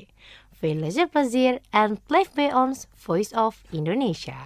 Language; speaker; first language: Dutch; non-native, fluent; Indonesian